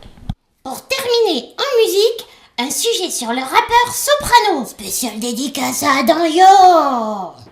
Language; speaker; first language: French; native; French